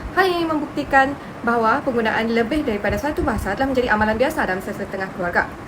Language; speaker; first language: Malay; native; Malay